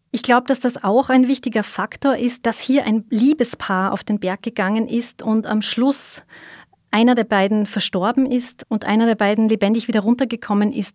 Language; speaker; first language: German; native; German